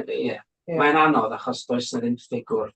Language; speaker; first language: Welsh; native; Welsh